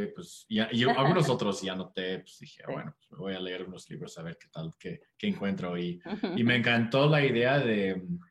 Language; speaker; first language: Spanish; non-native, fluent; English